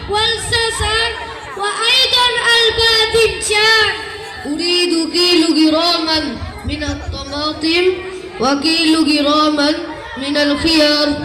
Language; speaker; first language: Arabic; non-native, learner; Bangla